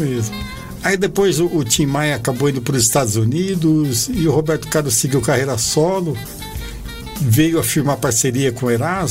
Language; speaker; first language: Portuguese; native; Portuguese